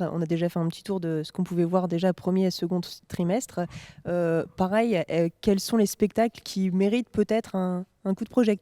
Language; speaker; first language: French; native; French